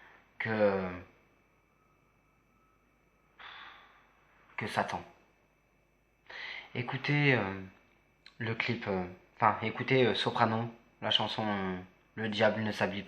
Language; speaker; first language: French; native; French